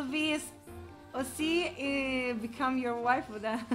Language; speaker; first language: English; non-native, fluent; Italian